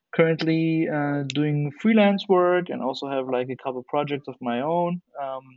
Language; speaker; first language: English; non-native, fluent; German